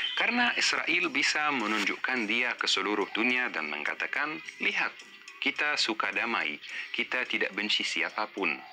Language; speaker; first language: Indonesian; non-native, fluent; Arabic